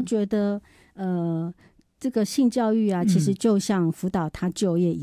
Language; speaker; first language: Chinese; native; Chinese